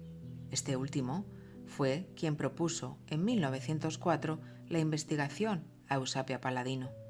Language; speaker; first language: Spanish; native; Spanish